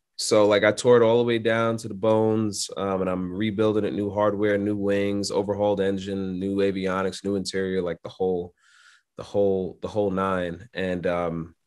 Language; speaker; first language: English; native; English